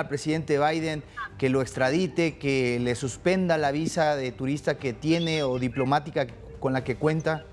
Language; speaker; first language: Spanish; native; Spanish